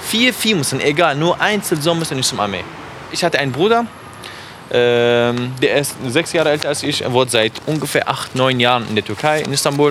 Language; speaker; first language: German; non-native, fluent; Arabic